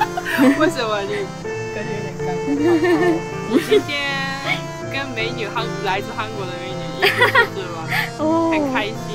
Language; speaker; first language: Chinese; non-native, learner; Japanese